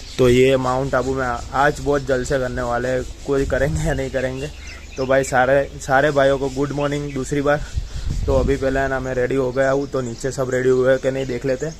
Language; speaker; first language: Hindi; native; Hindi